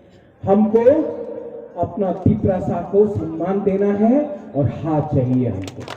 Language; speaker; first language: Hindi; non-native, local second language; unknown